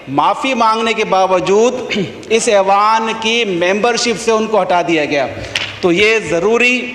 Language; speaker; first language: Urdu; native; Urdu